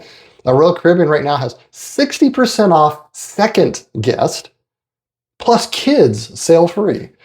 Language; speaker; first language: English; native; English